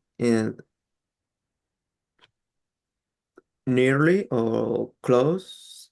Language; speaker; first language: English; non-native, learner; Spanish